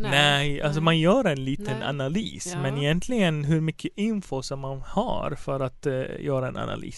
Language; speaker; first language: Swedish; non-native, fluent; Arabic